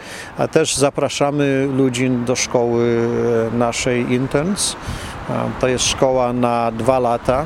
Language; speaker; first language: Polish; early bilingual, heritage; Polish